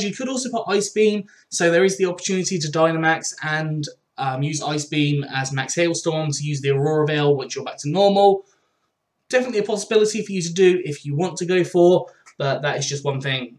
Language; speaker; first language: English; native; English